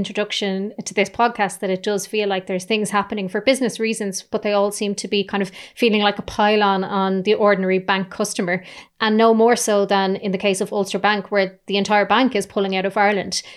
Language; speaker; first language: English; native; English